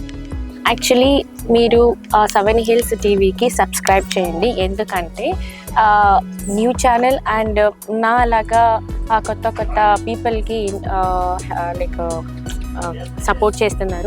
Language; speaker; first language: Telugu; non-native, learner; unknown